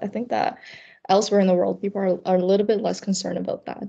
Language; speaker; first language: English; early bilingual, other home language; Chinese